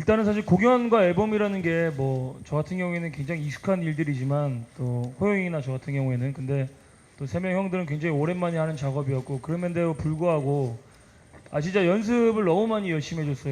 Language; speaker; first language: Korean; native; Korean